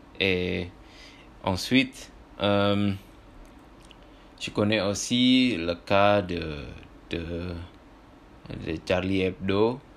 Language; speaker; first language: French; non-native, learner; Indonesian